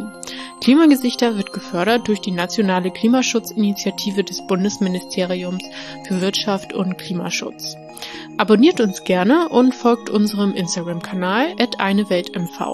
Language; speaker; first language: German; native; German